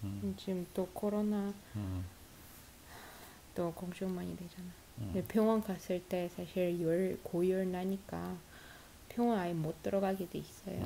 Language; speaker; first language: Korean; non-native, fluent; Russian